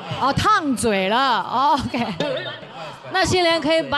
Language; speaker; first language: Chinese; native; Chinese